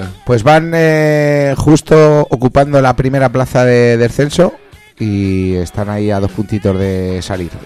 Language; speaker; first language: Spanish; native; Spanish